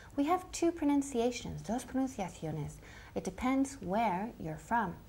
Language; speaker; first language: English; native; English